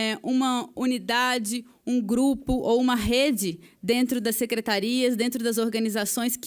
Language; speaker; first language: Portuguese; native; Portuguese